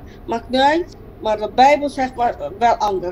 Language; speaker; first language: Dutch; non-native, local second language; Papiamento